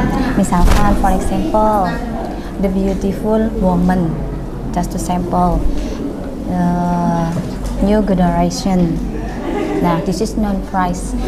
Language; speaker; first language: English; non-native, learner; Indonesian